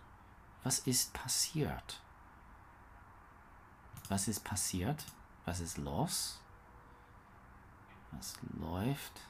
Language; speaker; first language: German; non-native, learner; English